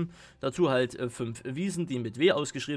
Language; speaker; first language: German; native; German